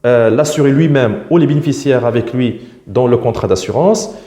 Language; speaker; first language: French; non-native, local second language; Arabic